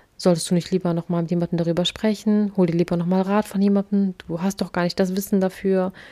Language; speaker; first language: German; early bilingual, other home language; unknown